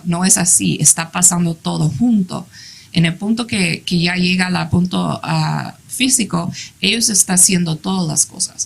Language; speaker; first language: Spanish; early bilingual, heritage; English